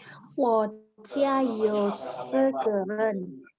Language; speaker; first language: Chinese; non-native, learner; Indonesian